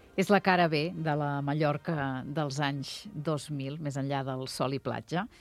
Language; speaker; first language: Catalan; native; Catalan